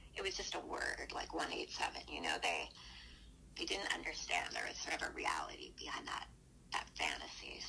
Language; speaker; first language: English; native; English